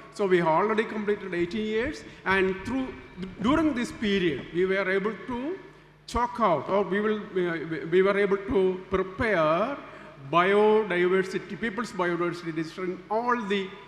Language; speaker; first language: English; non-native, local second language; Malayalam